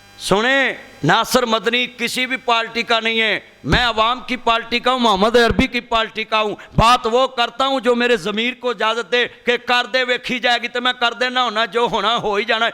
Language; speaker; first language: Urdu; non-native, local second language; Punjabi